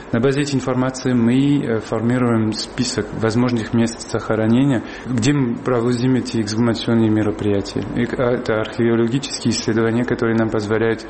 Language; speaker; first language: Russian; non-native, fluent; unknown